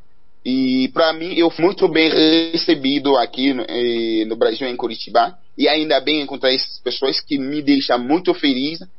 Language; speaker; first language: Portuguese; non-native, learner; Haitian Creole